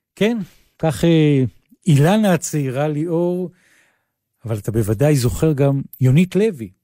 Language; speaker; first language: Hebrew; native; Hebrew